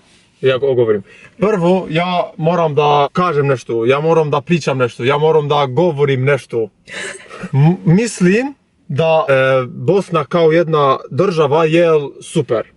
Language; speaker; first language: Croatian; non-native, learner; Albanian